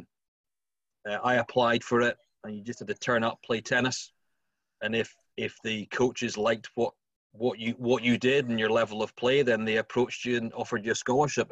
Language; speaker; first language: English; native; English